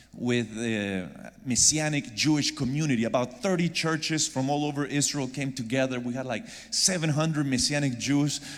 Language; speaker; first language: English; non-native, fluent; Spanish